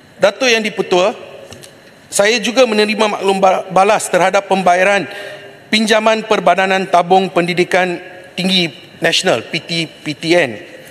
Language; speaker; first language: Malay; non-native, local second language; Tamil